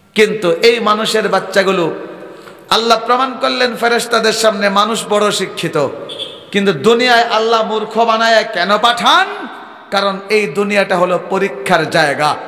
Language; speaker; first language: Bangla; native; Bangla